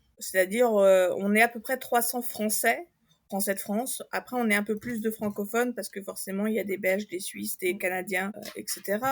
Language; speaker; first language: French; native; French